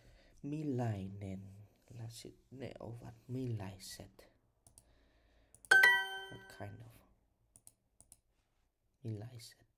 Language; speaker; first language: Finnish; non-native, learner; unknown